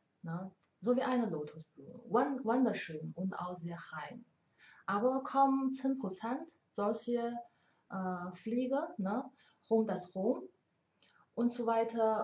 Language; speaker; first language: German; non-native, learner; Chinese